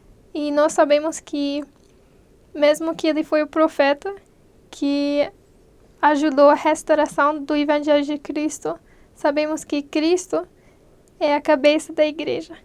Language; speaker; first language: Portuguese; non-native, fluent; English